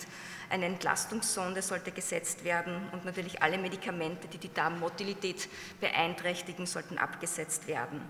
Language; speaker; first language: German; native; German